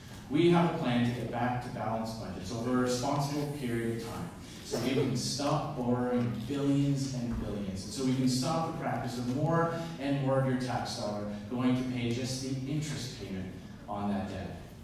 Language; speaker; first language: English; native; English